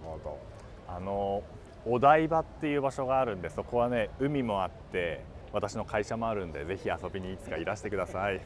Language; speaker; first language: Japanese; native; Japanese